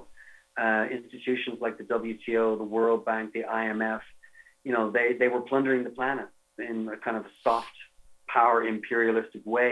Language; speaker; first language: English; native; English